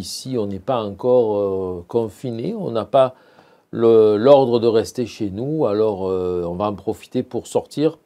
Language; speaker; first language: French; native; French